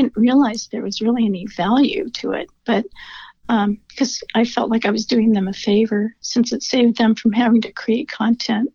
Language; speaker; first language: English; native; English